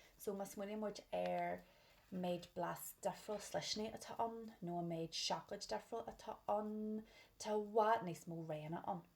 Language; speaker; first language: Irish; non-native, local second language; English